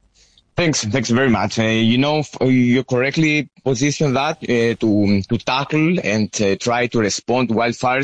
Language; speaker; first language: English; non-native, fluent; Greek